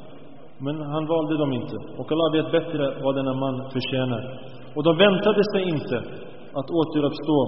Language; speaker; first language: Swedish; early bilingual, other home language; Arabic